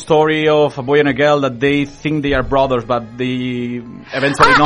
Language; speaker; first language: English; non-native, fluent; Spanish